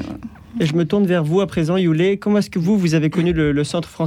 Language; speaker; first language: French; native; French